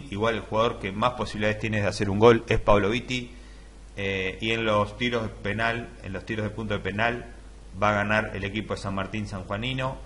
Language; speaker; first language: Spanish; native; Spanish